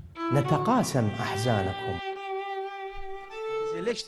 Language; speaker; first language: Arabic; native; Arabic